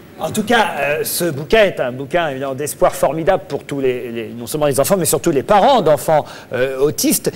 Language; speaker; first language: French; native; French